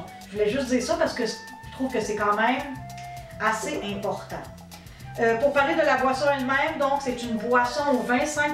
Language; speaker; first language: French; native; French